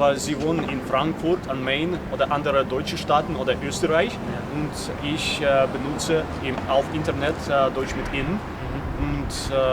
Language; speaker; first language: German; non-native, learner; Ukrainian